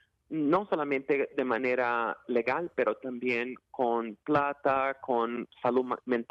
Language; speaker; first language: Spanish; non-native, fluent; Portuguese